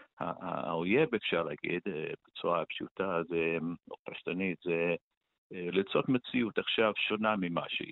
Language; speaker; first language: Hebrew; non-native, fluent; English